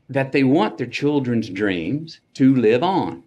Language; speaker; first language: English; native; English